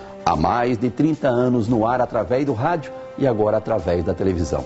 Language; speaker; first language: Portuguese; native; Portuguese